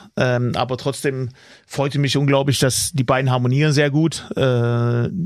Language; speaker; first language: German; non-native, fluent; Swedish